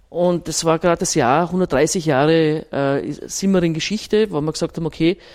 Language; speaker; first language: German; native; German